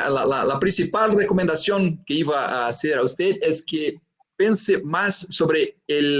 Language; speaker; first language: Spanish; non-native, fluent; Portuguese